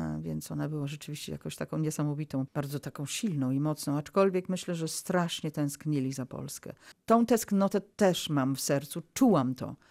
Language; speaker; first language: Polish; early bilingual, heritage; Polish